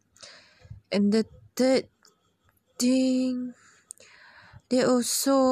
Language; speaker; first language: English; non-native, learner; Malay